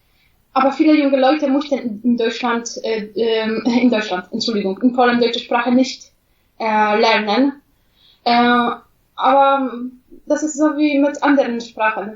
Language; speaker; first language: German; non-native, fluent; Polish